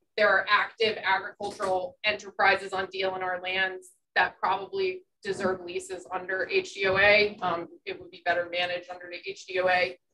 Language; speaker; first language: English; native; English